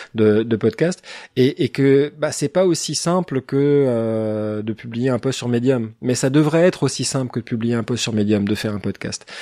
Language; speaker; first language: French; native; French